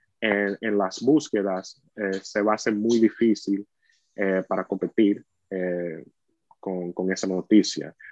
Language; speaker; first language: Spanish; early bilingual, heritage; Spanish